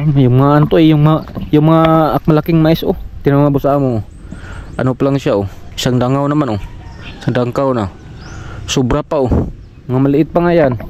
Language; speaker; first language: Filipino; non-native, local second language; Cebuano